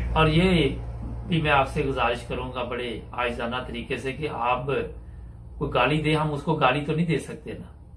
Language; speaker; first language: Urdu; non-native, local second language; Punjabi